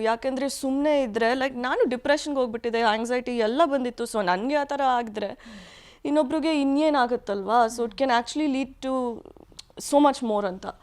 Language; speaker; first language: Kannada; early bilingual, heritage; Kannada